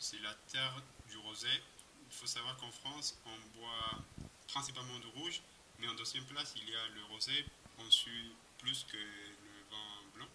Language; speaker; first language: French; non-native, fluent; Spanish